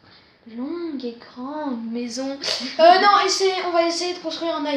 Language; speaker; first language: French; native; French